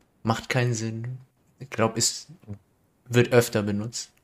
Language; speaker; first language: German; native; German